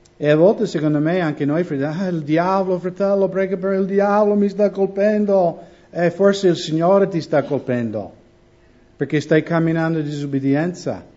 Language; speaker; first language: Italian; non-native, fluent; English